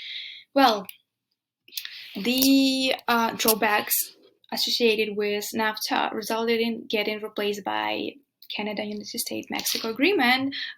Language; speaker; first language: English; non-native, fluent; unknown